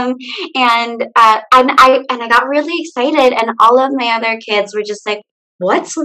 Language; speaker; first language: English; early bilingual, other home language; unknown